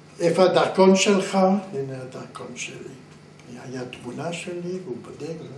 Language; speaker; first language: Hebrew; non-native, fluent; German